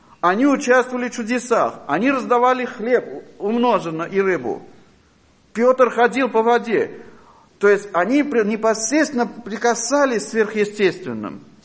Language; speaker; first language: Russian; non-native, fluent; Armenian